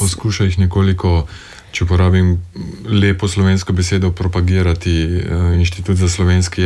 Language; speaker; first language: Slovenian; native; Slovenian